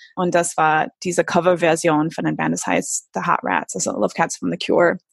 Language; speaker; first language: German; non-native, fluent; English